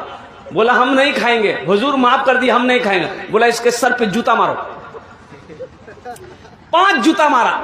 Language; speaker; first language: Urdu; non-native, local second language; Pashto